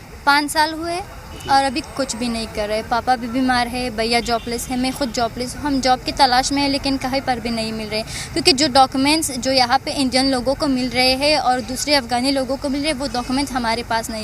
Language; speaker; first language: Hindi; non-native, fluent; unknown